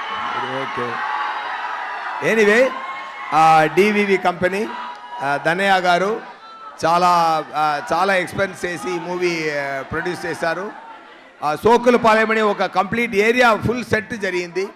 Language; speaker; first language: Telugu; non-native, learner; Tamil